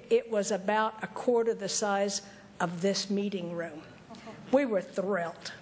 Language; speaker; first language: English; native; English